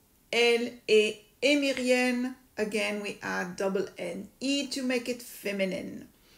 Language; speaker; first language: French; native; French